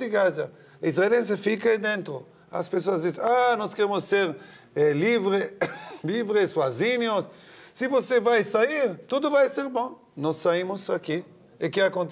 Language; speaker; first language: Portuguese; non-native, learner; Hebrew